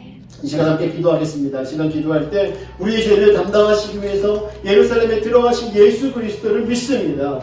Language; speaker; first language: Korean; native; Korean